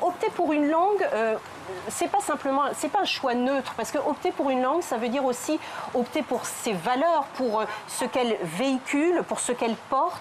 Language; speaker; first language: French; native; French